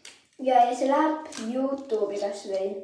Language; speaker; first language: Estonian; early bilingual, heritage; Estonian